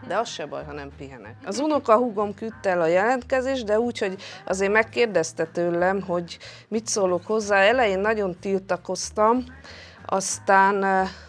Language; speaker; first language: Hungarian; native; Hungarian